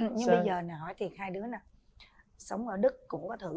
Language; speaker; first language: Vietnamese; native; Vietnamese